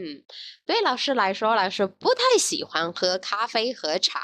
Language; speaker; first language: Chinese; non-native, fluent; Burmese